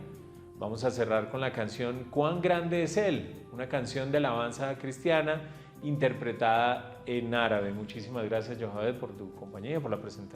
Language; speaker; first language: Spanish; native; Spanish